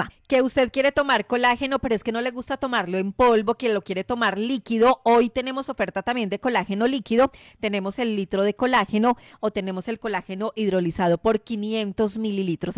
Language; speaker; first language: Spanish; native; Spanish